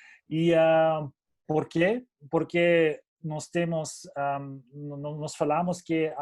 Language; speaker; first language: Portuguese; non-native, fluent; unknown